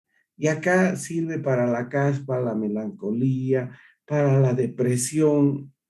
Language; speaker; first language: Spanish; native; Spanish